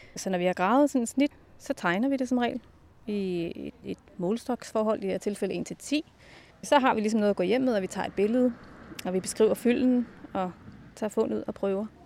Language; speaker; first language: Danish; native; Danish